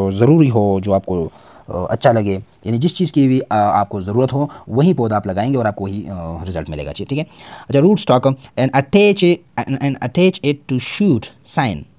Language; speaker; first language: Urdu; non-native, local second language; Pashto